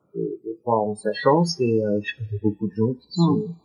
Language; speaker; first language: French; native; French